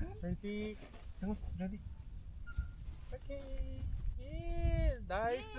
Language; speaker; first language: Korean; native; Korean